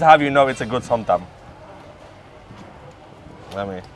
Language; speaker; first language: English; non-native, fluent; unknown